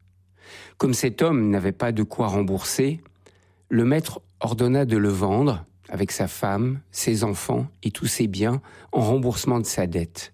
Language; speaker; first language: French; native; French